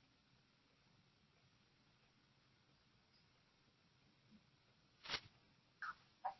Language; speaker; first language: English; non-native, fluent; Spanish